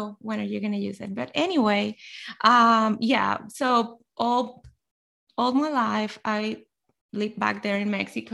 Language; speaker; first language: English; non-native, fluent; Spanish